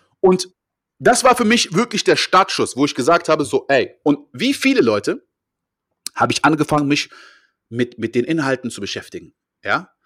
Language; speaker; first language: German; early bilingual, heritage; French